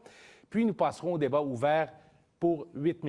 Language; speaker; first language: French; native; French